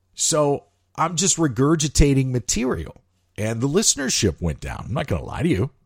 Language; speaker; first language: English; native; English